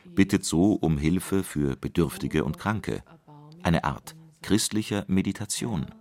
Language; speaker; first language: German; native; German